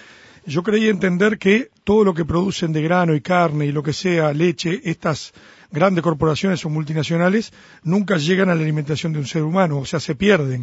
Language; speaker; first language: Spanish; native; Spanish